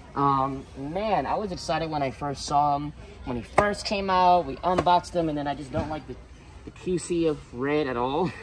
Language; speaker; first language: English; native; English